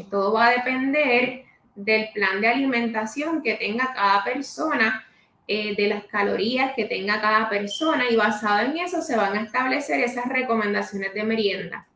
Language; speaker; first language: Spanish; native; Spanish